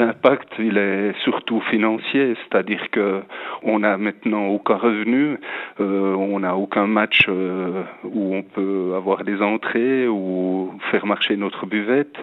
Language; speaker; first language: French; native; French